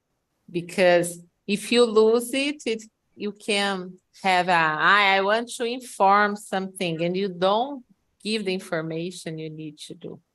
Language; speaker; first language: English; non-native, fluent; Portuguese